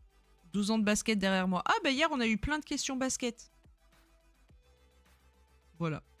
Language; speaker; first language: French; native; French